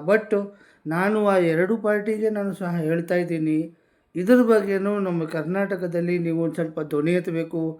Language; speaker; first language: Kannada; non-native, local second language; Gujarati